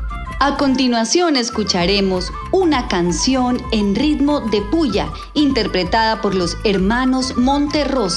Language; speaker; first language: Spanish; native; Spanish